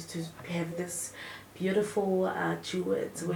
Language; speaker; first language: English; non-native, local second language; Zulu